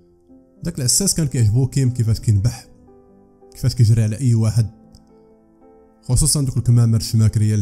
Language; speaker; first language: Arabic; native; Arabic